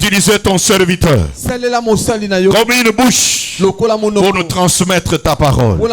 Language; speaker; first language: French; non-native, local second language; Lingala